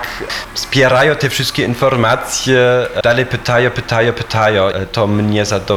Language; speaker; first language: Polish; non-native, fluent; German